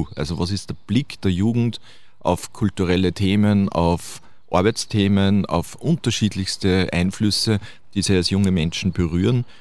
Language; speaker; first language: German; native; German